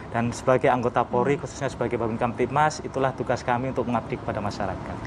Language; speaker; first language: Indonesian; non-native, local second language; Javanese